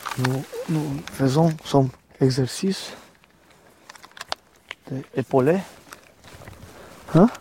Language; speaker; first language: French; non-native, learner; Romanian